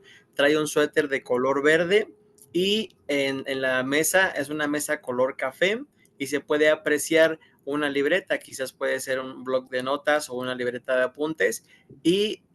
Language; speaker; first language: Spanish; native; Spanish